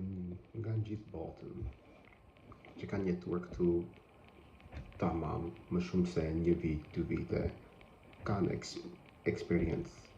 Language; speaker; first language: Albanian; non-native, learner; English